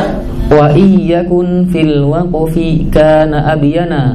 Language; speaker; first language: Arabic; non-native, fluent; Indonesian